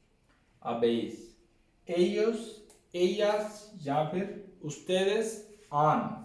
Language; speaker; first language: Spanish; non-native, fluent; Urdu